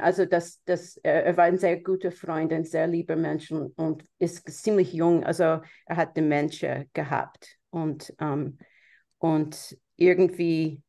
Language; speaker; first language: German; non-native, fluent; English